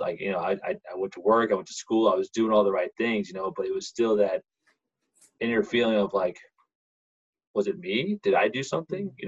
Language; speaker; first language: English; native; English